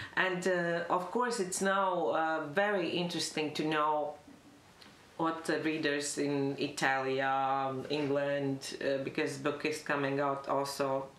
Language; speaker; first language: English; non-native, fluent; Latvian